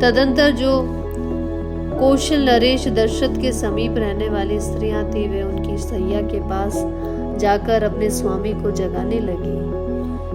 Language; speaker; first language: Hindi; native; Hindi